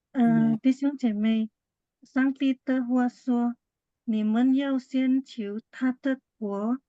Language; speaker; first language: Chinese; non-native, learner; Indonesian